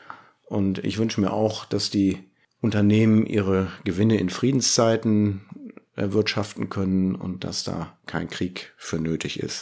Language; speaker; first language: German; native; German